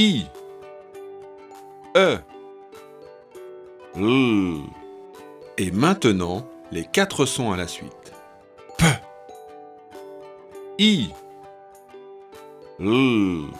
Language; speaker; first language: French; native; French